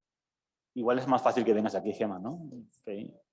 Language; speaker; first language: Spanish; native; Spanish